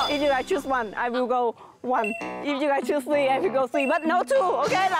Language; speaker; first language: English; non-native, learner; Chinese